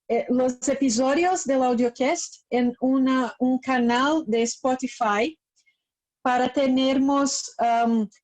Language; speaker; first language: Spanish; non-native, fluent; Portuguese